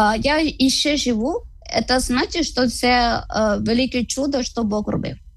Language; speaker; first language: Ukrainian; non-native, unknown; Malayalam